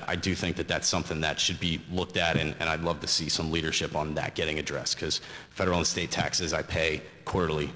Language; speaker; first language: English; native; English